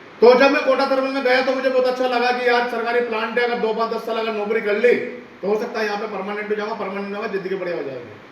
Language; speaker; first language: Hindi; non-native, local second language; Rajasthani